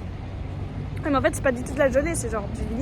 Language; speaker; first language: French; native; French